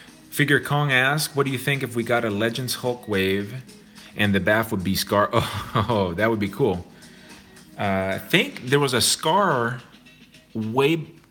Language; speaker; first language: English; early bilingual, other home language; Spanish